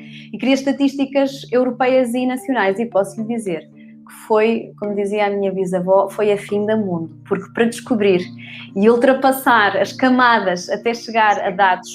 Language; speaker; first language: Portuguese; native; Portuguese